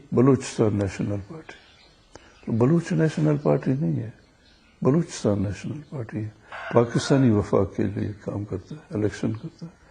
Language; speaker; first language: Urdu; non-native, local second language; Baluchi